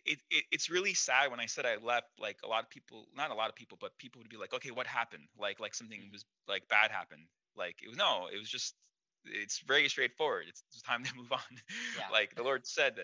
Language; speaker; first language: English; native; English